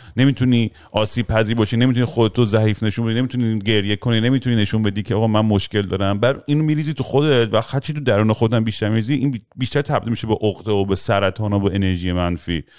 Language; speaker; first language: Persian; early bilingual, heritage; Persian